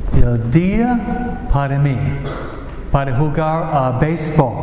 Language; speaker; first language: Spanish; non-native, fluent; English